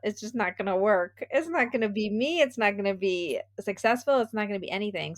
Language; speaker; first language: English; native; English